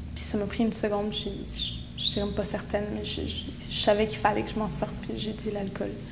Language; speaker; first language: French; non-native, local second language; Innu-aimun